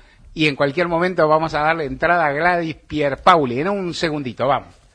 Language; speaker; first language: Spanish; native; Spanish